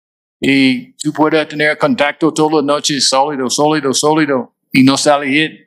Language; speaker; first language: Spanish; non-native, fluent; English